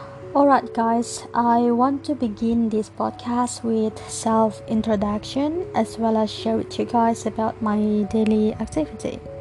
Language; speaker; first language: English; non-native, fluent; Indonesian